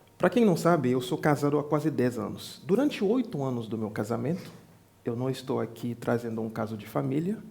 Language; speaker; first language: Portuguese; non-native, fluent; French